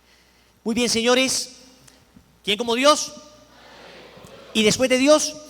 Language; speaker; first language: Spanish; native; Spanish